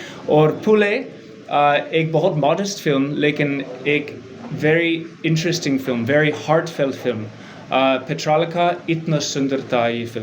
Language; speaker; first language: Hindi; non-native, learner; English